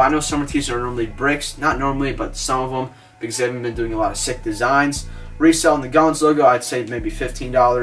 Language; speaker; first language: English; native; English